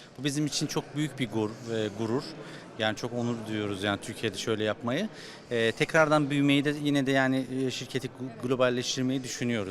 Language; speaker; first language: Turkish; non-native, learner; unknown